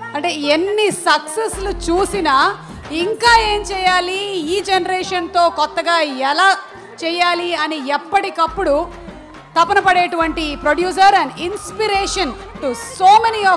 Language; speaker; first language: Telugu; native; Telugu